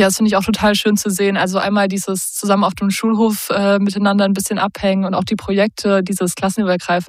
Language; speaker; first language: German; native; German